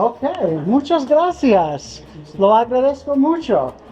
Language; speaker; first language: Spanish; non-native, learner; English